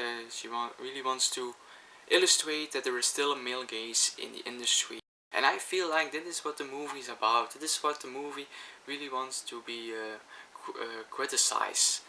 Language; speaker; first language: English; non-native, fluent; Dutch